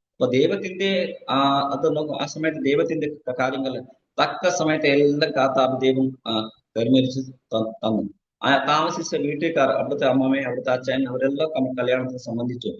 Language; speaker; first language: Malayalam; non-native, fluent; Nepali